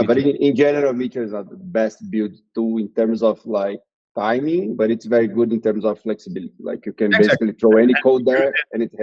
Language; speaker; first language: English; non-native, fluent; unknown